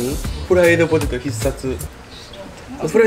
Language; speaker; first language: Japanese; native; Japanese